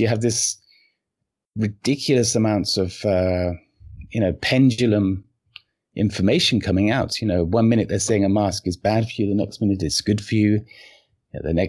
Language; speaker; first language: English; native; English